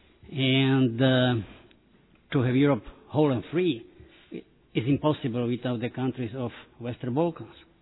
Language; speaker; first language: English; non-native, fluent; Slovak